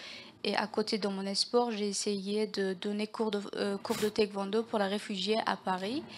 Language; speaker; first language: French; non-native, learner; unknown